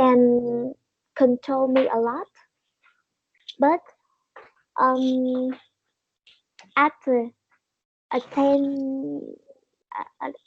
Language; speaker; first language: English; non-native, learner; Vietnamese